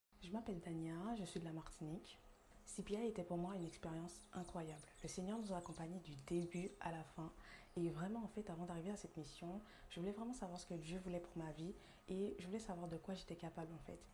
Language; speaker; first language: French; native; French